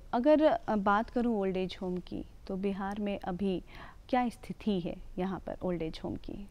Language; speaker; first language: Hindi; native; Hindi